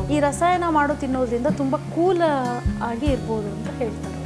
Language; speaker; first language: Kannada; non-native, local second language; Konkani